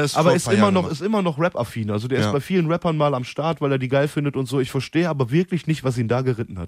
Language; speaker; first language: German; native; German